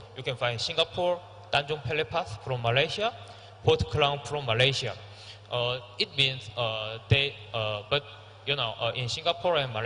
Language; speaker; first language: English; non-native, learner; Korean